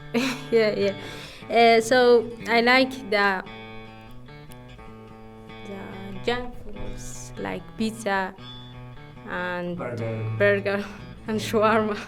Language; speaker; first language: English; non-native, local second language; Somali